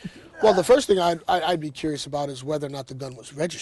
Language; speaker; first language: English; native; English